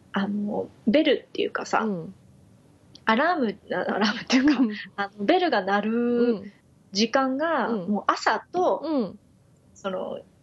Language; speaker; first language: Japanese; native; Japanese